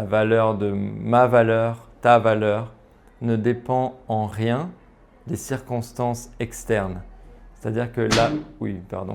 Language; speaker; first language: French; native; French